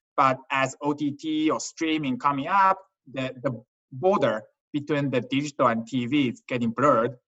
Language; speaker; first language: English; non-native, fluent; Chinese